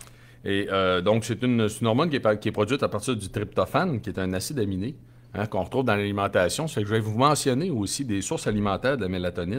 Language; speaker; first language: French; native; French